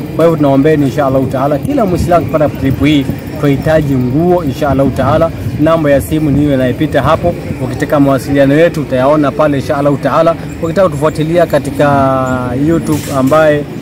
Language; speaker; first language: Swahili; non-native, local second language; Kamba